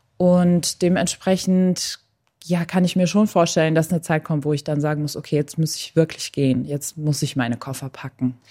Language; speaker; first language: German; early bilingual, other home language; Persian